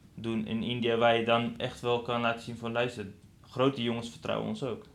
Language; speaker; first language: Dutch; non-native, fluent; Persian